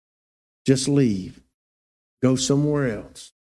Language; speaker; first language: English; native; English